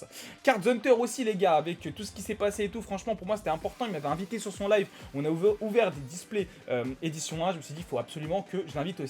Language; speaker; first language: French; native; French